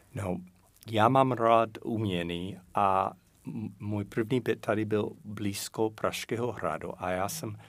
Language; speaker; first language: Czech; non-native, fluent; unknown